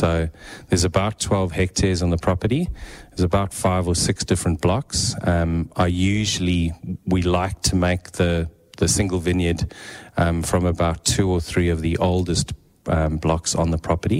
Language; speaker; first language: English; native; English